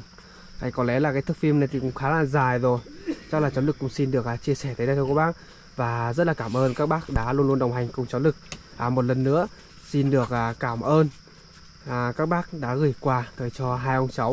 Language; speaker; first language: Vietnamese; native; Vietnamese